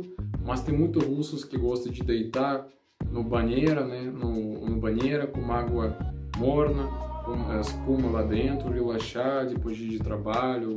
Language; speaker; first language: Portuguese; non-native, learner; Russian